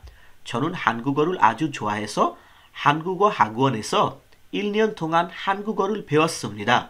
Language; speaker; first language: Korean; non-native, learner; Bangla